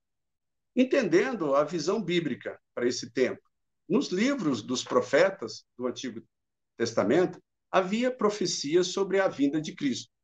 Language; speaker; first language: Portuguese; native; Portuguese